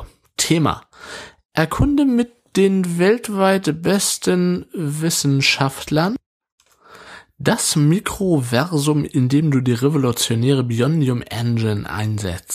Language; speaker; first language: German; native; German